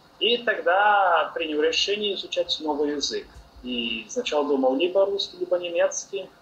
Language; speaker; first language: Russian; non-native, learner; Portuguese